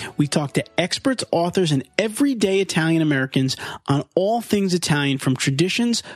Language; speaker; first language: English; native; English